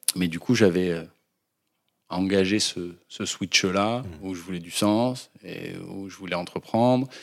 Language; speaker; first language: French; native; French